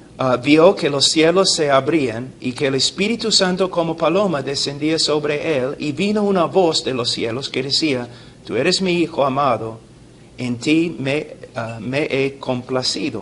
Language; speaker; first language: Spanish; non-native, fluent; English